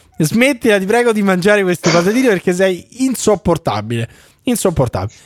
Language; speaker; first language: Italian; native; Italian